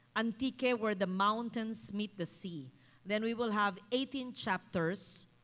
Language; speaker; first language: English; non-native, local second language; Filipino